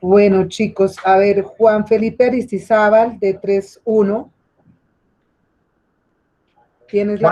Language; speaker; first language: Spanish; native; Spanish